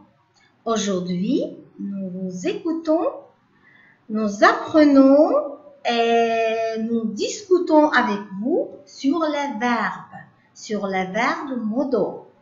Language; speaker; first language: French; non-native, learner; Uzbek